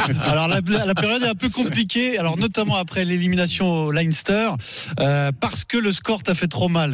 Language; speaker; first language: French; native; French